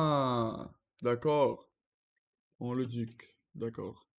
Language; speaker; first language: French; non-native, learner; Russian